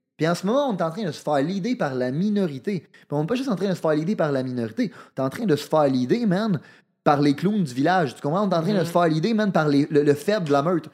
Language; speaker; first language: French; native; French